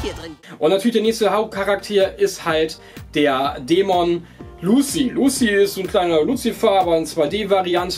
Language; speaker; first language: German; native; German